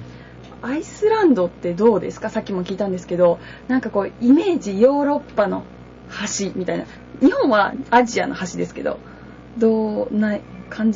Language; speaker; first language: Japanese; native; Japanese